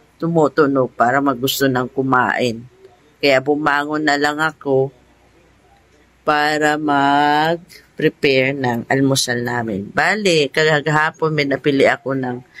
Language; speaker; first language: Filipino; non-native, local second language; Bikol